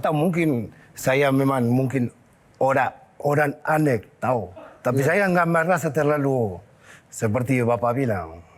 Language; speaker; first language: Indonesian; non-native, fluent; Spanish